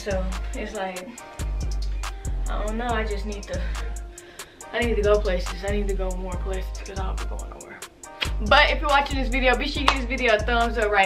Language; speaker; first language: English; native; English